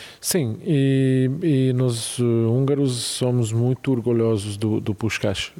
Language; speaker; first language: Portuguese; non-native, fluent; Hungarian